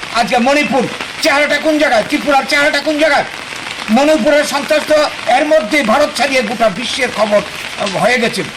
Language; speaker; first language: Bangla; native; Bangla